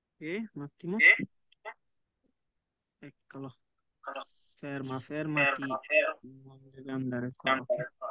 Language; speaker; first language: Italian; non-native, fluent; Bangla